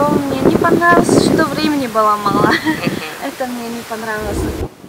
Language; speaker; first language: Russian; non-native, learner; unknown